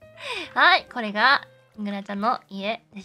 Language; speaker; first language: Japanese; non-native, learner; English